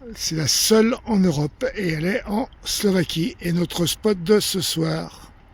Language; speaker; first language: French; native; French